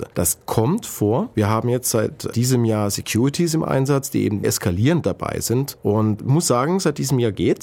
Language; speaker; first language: German; native; German